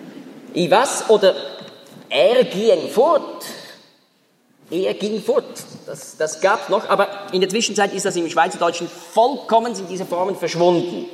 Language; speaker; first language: German; native; German